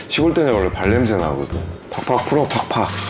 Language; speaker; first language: Korean; native; Korean